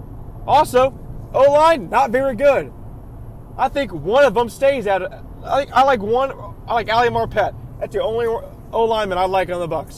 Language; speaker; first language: English; native; English